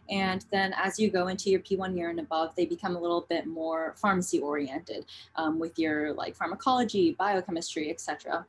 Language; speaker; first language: English; native; English